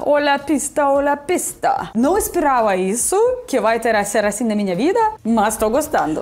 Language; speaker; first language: Portuguese; non-native, fluent; Russian